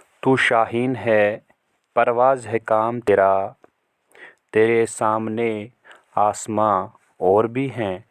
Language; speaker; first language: Urdu; non-native, local second language; Kashmiri